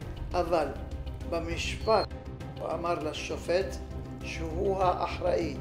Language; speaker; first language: Hebrew; non-native, fluent; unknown